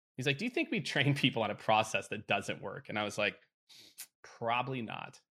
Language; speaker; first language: English; native; English